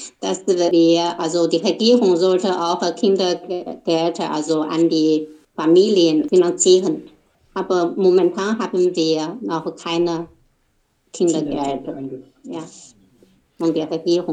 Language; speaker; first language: German; non-native, learner; Chinese